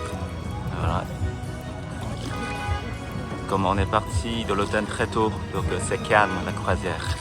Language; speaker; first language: French; non-native, fluent; Vietnamese